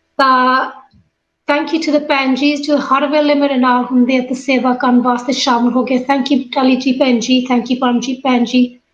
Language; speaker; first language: Punjabi; early bilingual, heritage; Punjabi